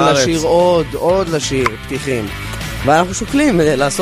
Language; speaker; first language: Hebrew; native; Hebrew